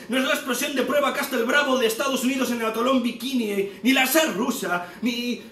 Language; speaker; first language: Spanish; native; Spanish